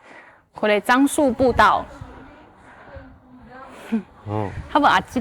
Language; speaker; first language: Japanese; non-native, fluent; Chinese